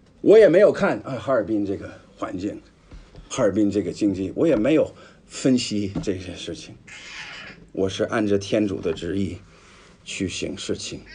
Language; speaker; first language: Chinese; non-native, fluent; English